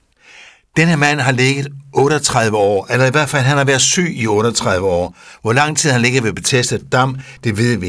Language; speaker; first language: Danish; native; Danish